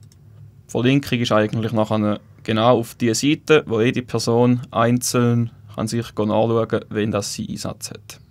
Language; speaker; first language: German; native; German